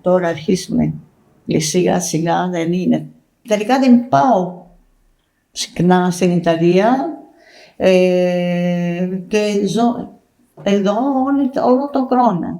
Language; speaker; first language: Greek; non-native, learner; Italian